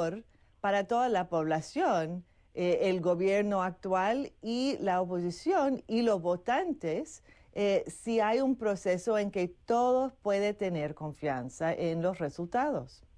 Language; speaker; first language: Spanish; non-native, fluent; English